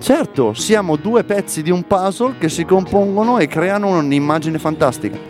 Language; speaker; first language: Italian; native; Italian